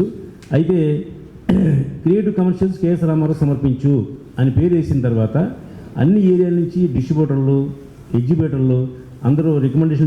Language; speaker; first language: Telugu; native; Telugu